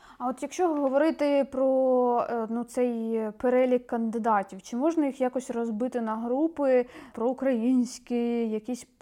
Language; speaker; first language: Ukrainian; native; Ukrainian